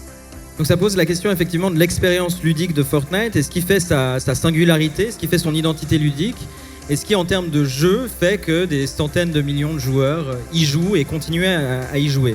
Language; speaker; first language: French; native; French